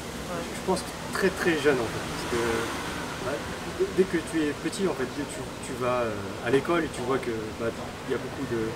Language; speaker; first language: French; early bilingual, other home language; Min Nan Chinese